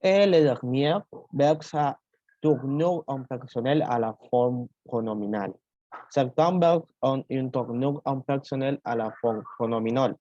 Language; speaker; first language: French; non-native, learner; Spanish